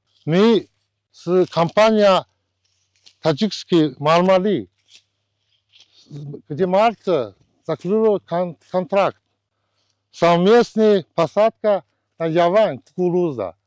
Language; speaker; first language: Russian; non-native, learner; Chinese